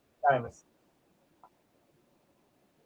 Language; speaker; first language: English; non-native, learner; Japanese